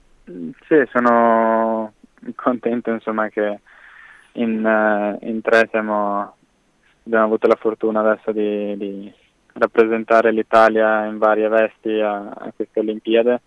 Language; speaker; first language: Italian; native; Italian